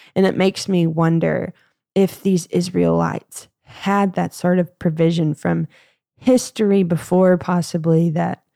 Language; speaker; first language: English; native; English